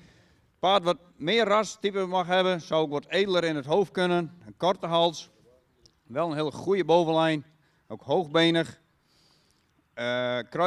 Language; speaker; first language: Dutch; native; Dutch